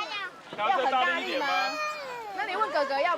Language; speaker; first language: Chinese; native; Chinese